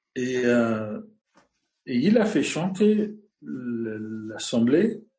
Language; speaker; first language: French; non-native, fluent; English